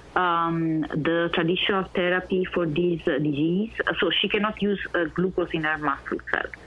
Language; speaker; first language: English; non-native, fluent; Italian